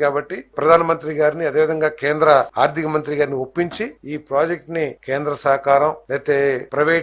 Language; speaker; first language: Telugu; native; Telugu